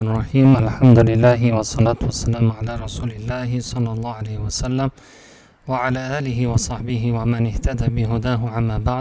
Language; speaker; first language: Arabic; non-native, fluent; Uzbek